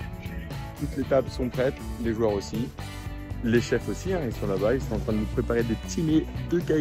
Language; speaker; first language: French; native; French